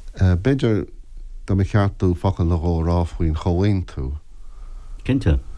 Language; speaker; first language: Irish; non-native, local second language; English